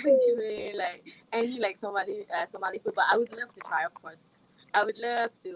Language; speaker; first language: English; non-native, local second language; Malay